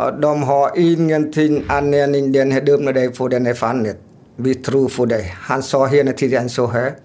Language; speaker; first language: Swedish; non-native, learner; Vietnamese